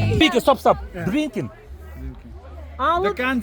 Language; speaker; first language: English; non-native, learner; Russian